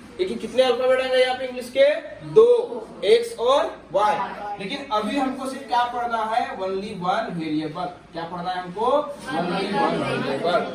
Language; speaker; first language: Hindi; non-native, local second language; Marathi